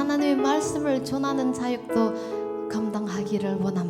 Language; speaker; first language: Korean; non-native, learner; Indonesian